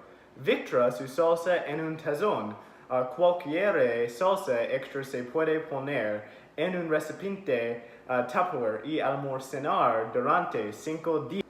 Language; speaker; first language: Spanish; non-native, learner; English